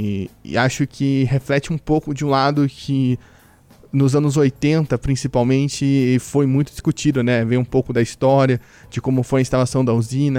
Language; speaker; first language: Portuguese; native; Portuguese